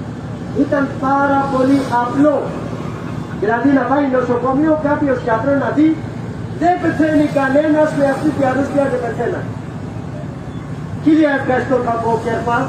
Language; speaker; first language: Greek; non-native, fluent; Urdu